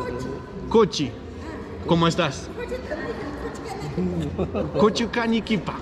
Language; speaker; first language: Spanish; non-native, learner; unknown